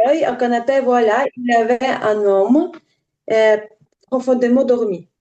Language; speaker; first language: French; non-native, learner; Ukrainian